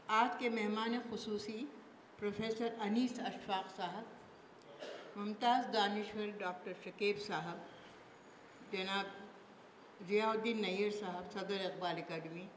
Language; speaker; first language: Urdu; native; Urdu